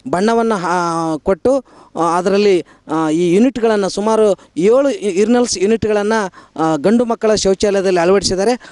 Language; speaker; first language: Kannada; native; Kannada